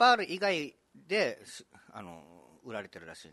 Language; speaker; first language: Japanese; native; Japanese